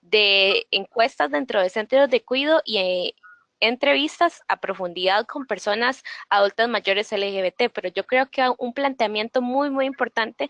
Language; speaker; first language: Spanish; native; Spanish